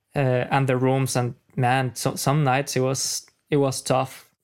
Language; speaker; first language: English; non-native, fluent; Spanish